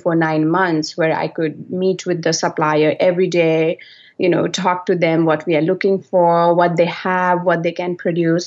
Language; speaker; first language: English; non-native, local second language; Nepali